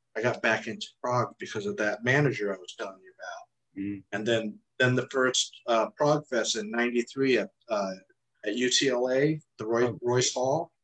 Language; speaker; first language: English; native; English